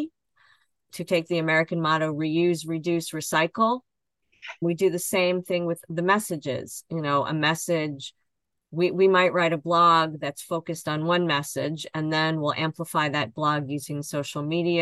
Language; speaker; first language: English; native; English